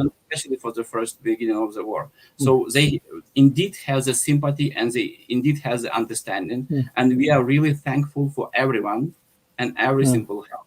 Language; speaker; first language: English; non-native, fluent; Ukrainian